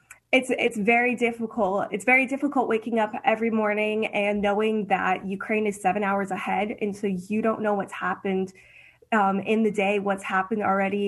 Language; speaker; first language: English; early bilingual, heritage; English